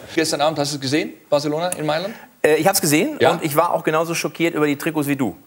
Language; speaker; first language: German; native; German